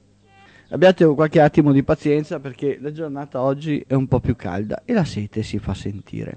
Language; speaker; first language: Italian; native; Italian